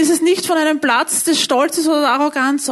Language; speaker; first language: German; native; German